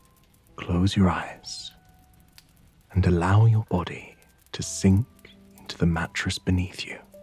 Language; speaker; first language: English; native; English